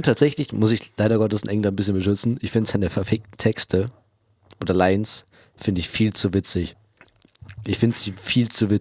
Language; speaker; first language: German; native; German